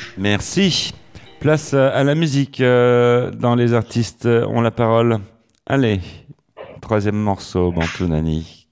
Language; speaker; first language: French; native; French